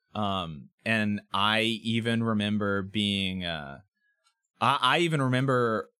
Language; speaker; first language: English; native; English